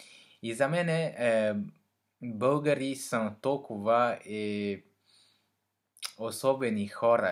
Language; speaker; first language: Bulgarian; non-native, learner; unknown